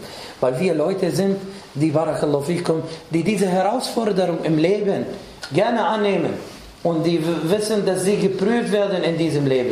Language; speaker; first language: German; non-native, fluent; Arabic